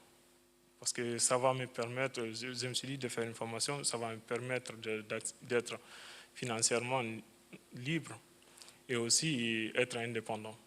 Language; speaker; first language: French; non-native, fluent; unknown